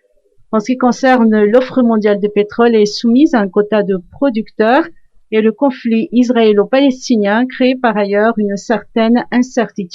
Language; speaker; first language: French; non-native, local second language; Malagasy